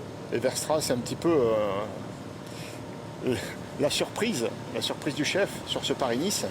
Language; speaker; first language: French; native; French